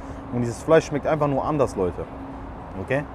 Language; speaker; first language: German; non-native, local second language; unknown